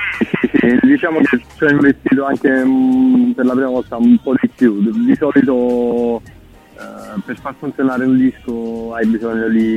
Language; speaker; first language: Italian; native; Italian